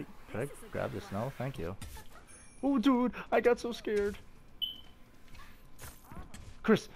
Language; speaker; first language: English; native; English